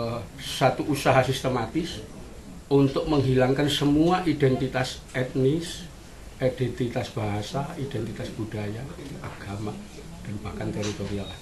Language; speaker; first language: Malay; non-native, local second language; Javanese